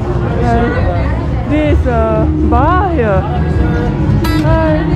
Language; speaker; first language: English; non-native, learner; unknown